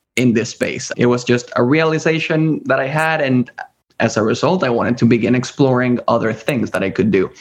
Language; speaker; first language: English; early bilingual, other home language; Spanish